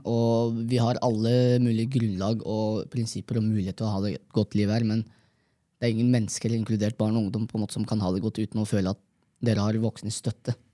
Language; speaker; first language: Norwegian; early bilingual, other home language; Somali